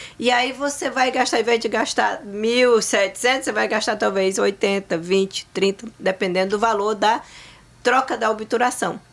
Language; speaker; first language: Portuguese; native; Portuguese